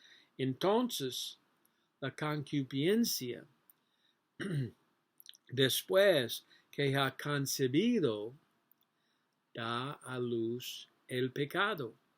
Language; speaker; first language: Spanish; non-native, learner; English